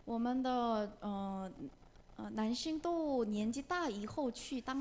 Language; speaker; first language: Chinese; non-native, learner; Korean